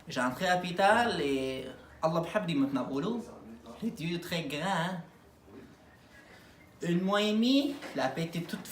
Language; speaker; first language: French; non-native, learner; Arabic